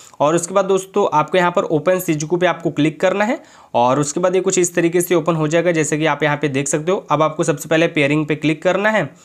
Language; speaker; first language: Hindi; native; Hindi